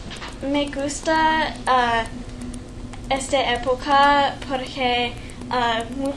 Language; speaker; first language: Spanish; non-native, learner; English